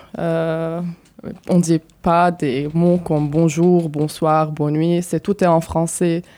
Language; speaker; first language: French; non-native, local second language; Arabic